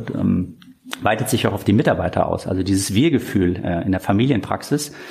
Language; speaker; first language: German; native; German